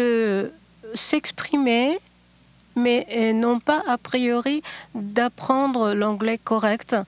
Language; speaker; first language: French; non-native, fluent; Japanese